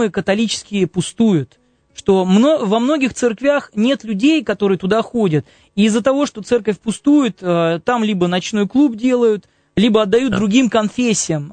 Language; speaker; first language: Russian; native; Russian